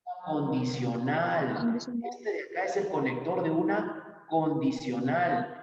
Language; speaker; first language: Spanish; native; Spanish